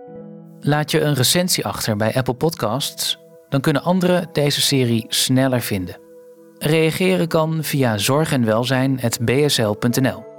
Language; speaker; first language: Dutch; native; Dutch